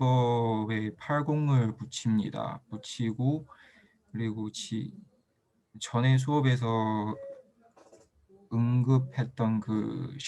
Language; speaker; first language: Korean; non-native, fluent; Chinese